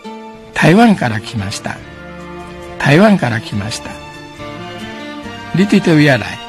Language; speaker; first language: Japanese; non-native, fluent; Min Nan Chinese